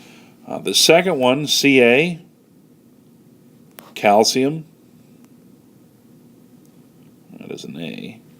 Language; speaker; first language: English; native; English